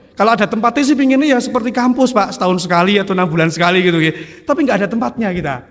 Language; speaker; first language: Indonesian; non-native, local second language; Javanese